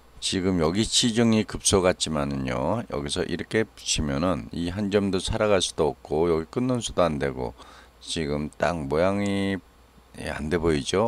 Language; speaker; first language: Korean; native; Korean